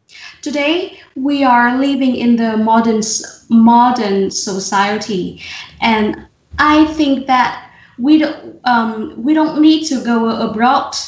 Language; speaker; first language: English; non-native, learner; Vietnamese